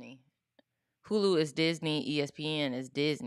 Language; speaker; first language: English; native; English